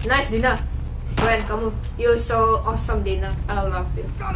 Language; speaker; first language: English; non-native, fluent; Indonesian